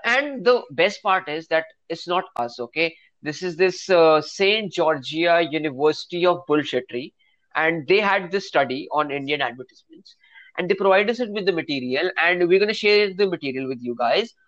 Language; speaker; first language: Hindi; native; Hindi